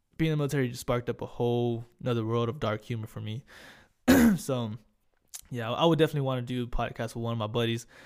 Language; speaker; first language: English; early bilingual, other home language; Spanish